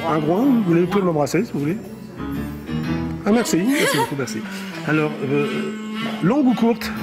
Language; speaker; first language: French; native; French